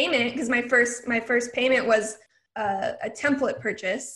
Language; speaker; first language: English; native; English